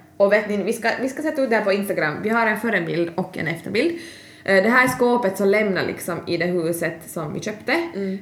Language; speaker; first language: Swedish; native; Swedish